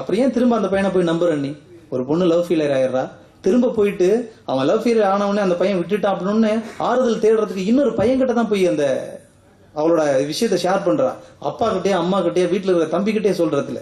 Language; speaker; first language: Tamil; native; Tamil